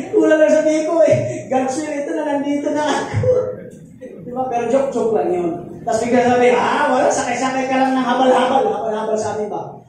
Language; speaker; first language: Filipino; non-native, local second language; Cebuano